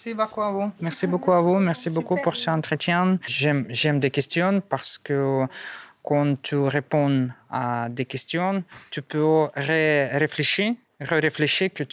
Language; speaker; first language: French; non-native, learner; Russian